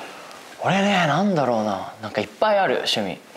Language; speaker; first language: Japanese; native; Japanese